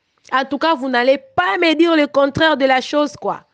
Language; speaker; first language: French; non-native, local second language; Lingala